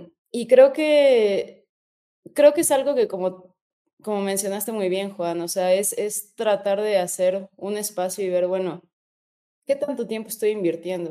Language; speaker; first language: Spanish; native; Spanish